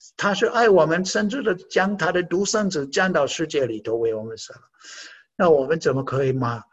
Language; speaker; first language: Chinese; non-native, fluent; English